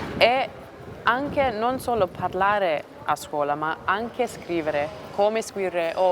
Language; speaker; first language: Italian; non-native, learner; English